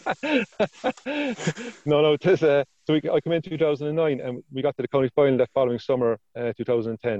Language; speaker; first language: English; native; English